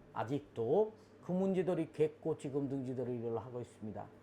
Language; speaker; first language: Korean; non-native, learner; Bangla